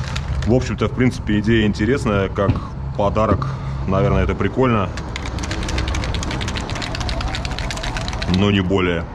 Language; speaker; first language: Russian; native; Russian